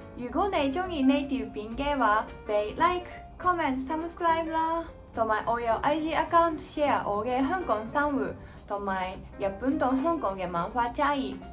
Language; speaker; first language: Cantonese; non-native, fluent; Japanese